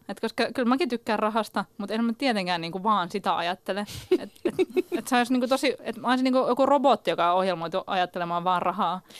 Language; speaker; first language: Finnish; native; Finnish